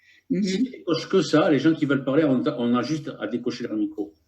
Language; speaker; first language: French; native; French